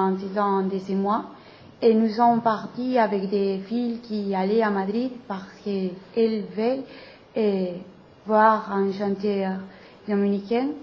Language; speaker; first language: French; non-native, learner; Spanish